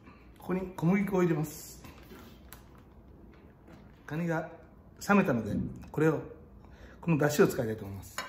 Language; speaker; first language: Japanese; native; Japanese